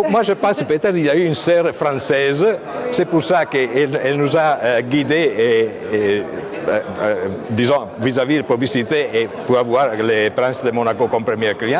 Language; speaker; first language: French; non-native, fluent; Italian